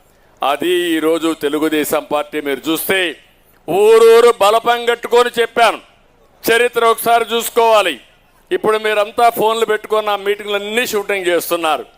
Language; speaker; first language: Telugu; native; Telugu